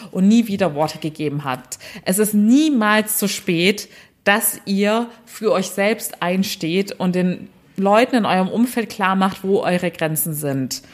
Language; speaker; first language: German; early bilingual, other home language; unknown